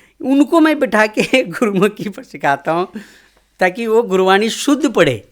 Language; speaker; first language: Hindi; non-native, local second language; Kannada